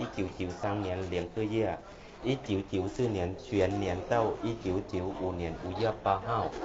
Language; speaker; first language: Chinese; non-native, learner; Thai